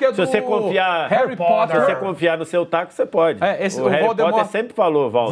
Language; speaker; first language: Portuguese; native; Portuguese